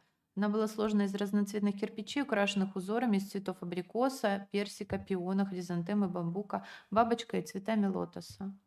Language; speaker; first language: Russian; native; Russian